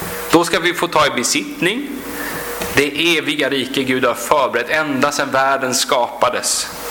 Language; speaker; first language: Swedish; native; Swedish